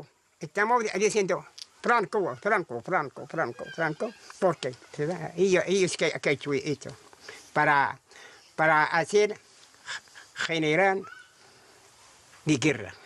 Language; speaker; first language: Spanish; non-native, learner; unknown